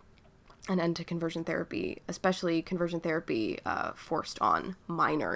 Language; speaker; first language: English; native; English